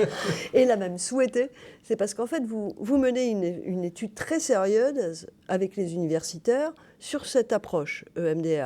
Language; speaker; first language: French; native; French